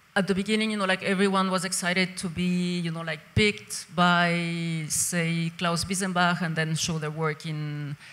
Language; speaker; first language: English; non-native, fluent; Spanish